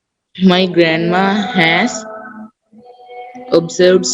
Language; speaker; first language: English; non-native, learner; Sinhala